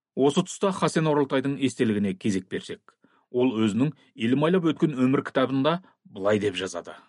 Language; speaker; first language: Kazakh; native; Kazakh